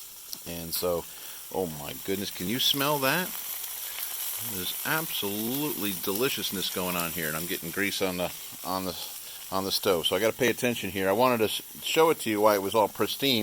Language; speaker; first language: English; native; English